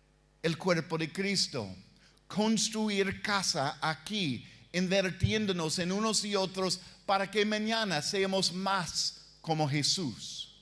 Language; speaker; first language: Spanish; non-native, fluent; English